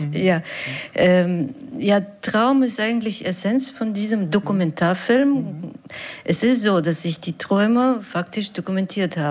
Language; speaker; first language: German; non-native, fluent; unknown